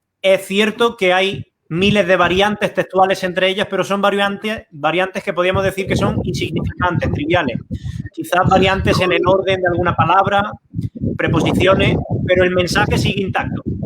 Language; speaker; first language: Spanish; native; Spanish